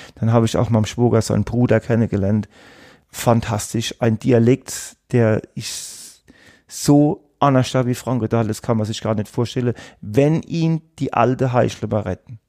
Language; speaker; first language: German; native; German